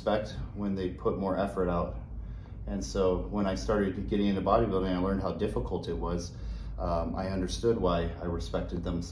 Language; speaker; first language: English; native; English